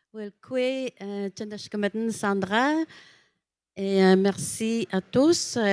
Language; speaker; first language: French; non-native, local second language; Innu-aimun